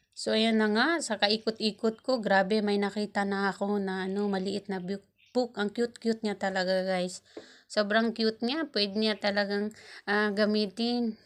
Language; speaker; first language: Filipino; native; Filipino